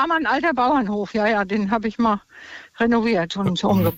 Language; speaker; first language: German; native; German